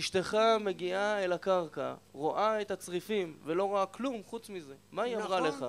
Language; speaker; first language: Hebrew; native; Hebrew